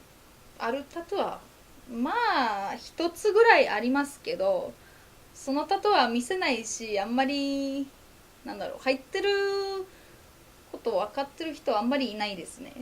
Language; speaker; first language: Japanese; non-native, fluent; Polish